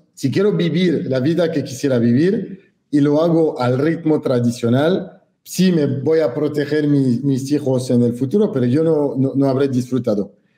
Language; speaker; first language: Spanish; non-native, fluent; French